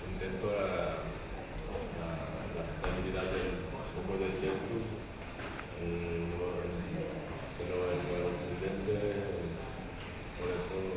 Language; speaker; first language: Spanish; non-native, learner; French